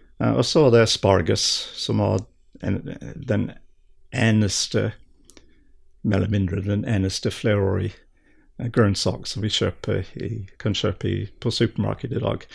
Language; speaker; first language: Norwegian; non-native, fluent; English